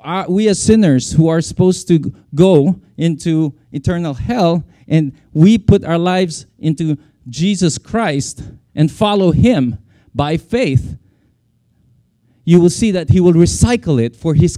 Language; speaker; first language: English; non-native, local second language; Filipino